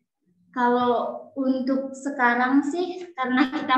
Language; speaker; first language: Indonesian; native; Indonesian